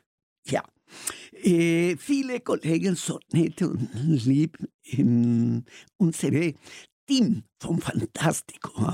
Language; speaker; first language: German; non-native, learner; Spanish